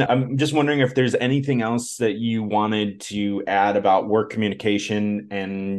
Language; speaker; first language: English; native; English